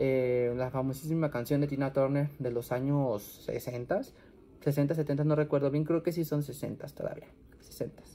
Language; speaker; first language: Spanish; native; Spanish